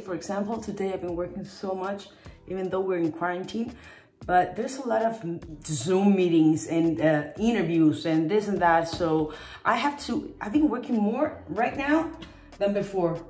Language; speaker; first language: English; non-native, fluent; Spanish